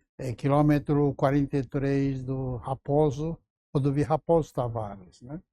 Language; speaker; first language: Portuguese; non-native, fluent; Japanese